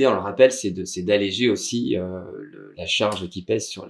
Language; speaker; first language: French; native; French